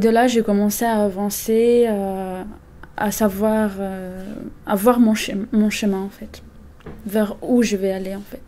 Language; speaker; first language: French; non-native, fluent; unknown